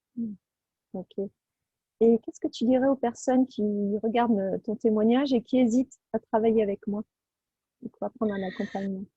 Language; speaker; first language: French; native; French